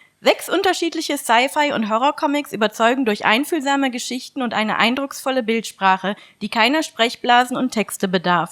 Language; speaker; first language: German; native; German